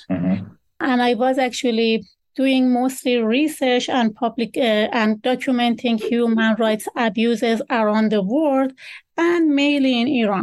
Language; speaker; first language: English; non-native, fluent; Persian